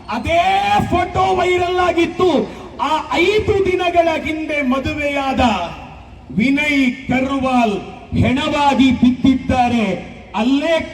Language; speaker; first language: Kannada; native; Kannada